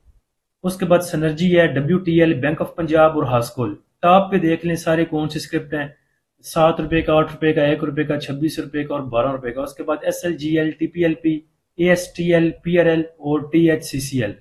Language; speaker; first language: Hindi; native; Hindi